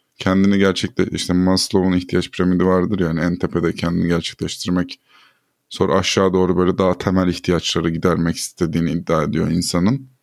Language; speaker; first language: Turkish; native; Turkish